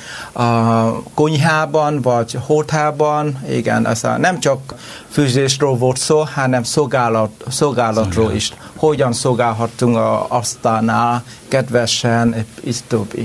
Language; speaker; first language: Hungarian; non-native, learner; Vietnamese